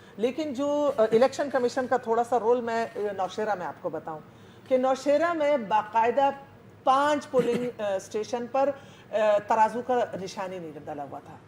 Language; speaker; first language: Urdu; non-native, local second language; Pashto